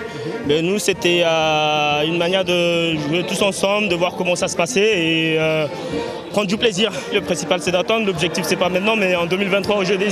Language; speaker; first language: French; non-native, local second language; Comorian